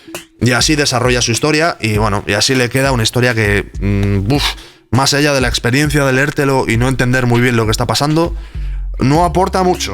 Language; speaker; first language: Spanish; native; Spanish